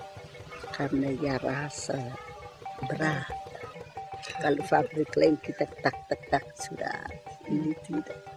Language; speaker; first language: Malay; non-native, local second language; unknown